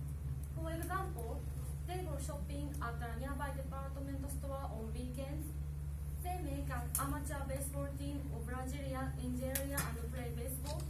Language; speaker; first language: English; non-native, learner; Japanese